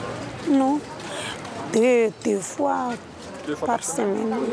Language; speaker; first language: French; non-native, learner; Malagasy